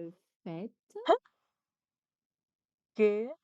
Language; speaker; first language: French; non-native, learner; Chinese